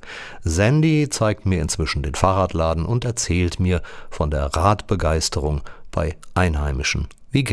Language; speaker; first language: German; native; German